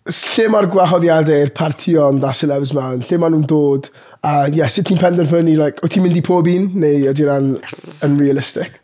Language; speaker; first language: Welsh; non-native, local second language; English